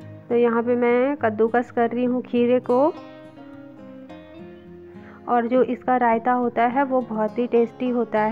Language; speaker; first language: Hindi; non-native, local second language; Garhwali